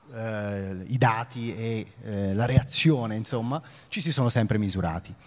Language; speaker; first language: Italian; native; Italian